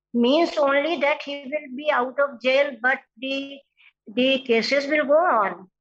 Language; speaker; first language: English; non-native, local second language; Hindi